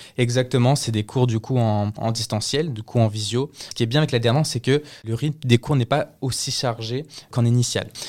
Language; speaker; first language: French; early bilingual, other home language; Spanish